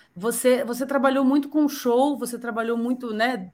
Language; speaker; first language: Portuguese; native; Portuguese